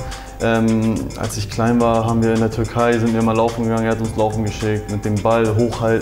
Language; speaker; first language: German; early bilingual, other home language; Turkish